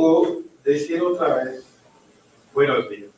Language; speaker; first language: Spanish; non-native, learner; Haitian Creole